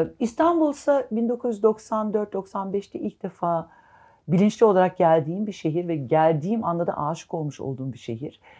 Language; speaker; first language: Turkish; early bilingual, heritage; Turkish